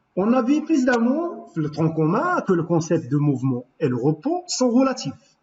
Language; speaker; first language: French; non-native, local second language; Arabic